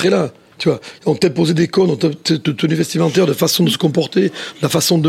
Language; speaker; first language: French; native; French